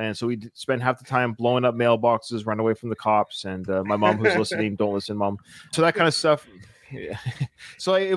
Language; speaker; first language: English; native; English